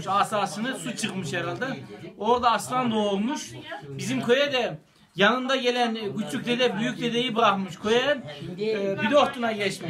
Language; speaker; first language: Turkish; native; Turkish